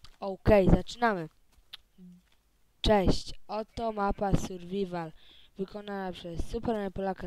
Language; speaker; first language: Polish; native; Polish